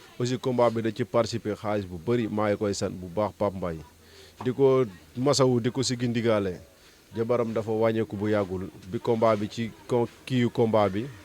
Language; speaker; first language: Wolof; native; Wolof